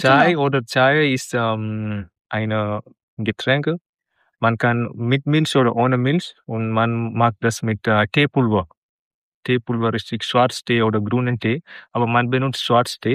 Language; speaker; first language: German; non-native, learner; Malayalam